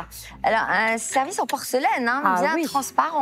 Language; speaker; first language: French; native; French